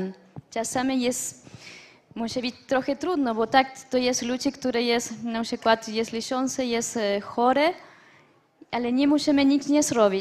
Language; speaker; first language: Polish; non-native, learner; French